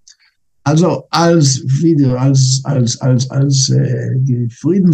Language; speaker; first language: German; non-native, fluent; English